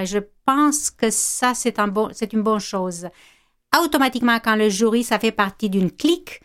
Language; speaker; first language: French; non-native, fluent; Romanian